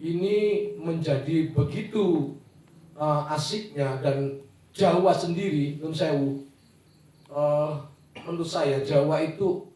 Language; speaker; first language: Indonesian; non-native, local second language; Javanese